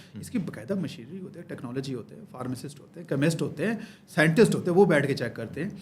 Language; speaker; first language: Urdu; non-native, local second language; Baluchi